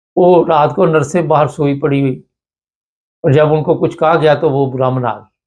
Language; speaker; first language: Urdu; non-native, local second language; Punjabi